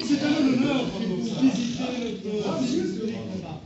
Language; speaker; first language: French; non-native, local second language; Arabic